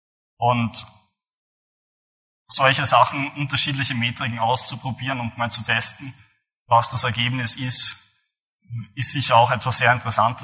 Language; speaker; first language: German; native; German